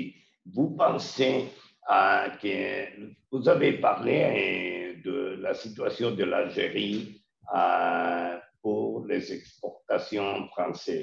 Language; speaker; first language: French; non-native, learner; Spanish